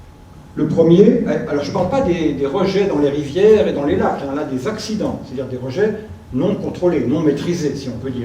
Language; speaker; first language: French; native; French